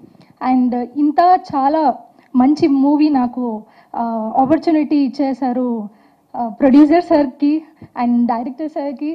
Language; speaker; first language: Telugu; non-native, learner; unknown